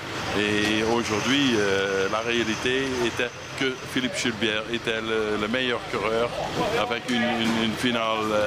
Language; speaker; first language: French; non-native, fluent; Dutch